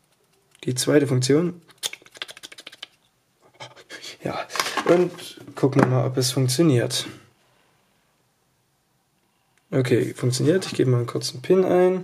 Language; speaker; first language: German; native; German